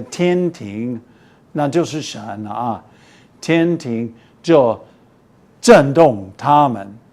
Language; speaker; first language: Chinese; non-native, fluent; English